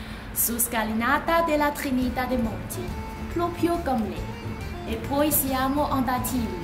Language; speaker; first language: Italian; non-native, learner; Chinese